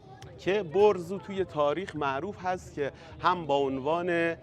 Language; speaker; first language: Persian; native; Persian